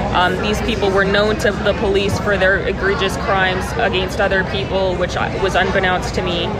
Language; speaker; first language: English; native; English